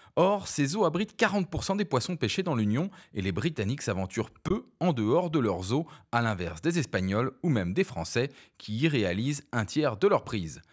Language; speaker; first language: French; native; French